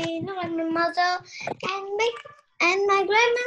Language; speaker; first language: English; non-native, learner; Vietnamese